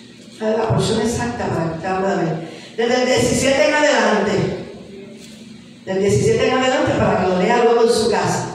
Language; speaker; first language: Spanish; native; Spanish